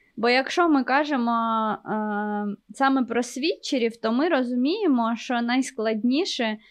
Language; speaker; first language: Ukrainian; non-native, local second language; Russian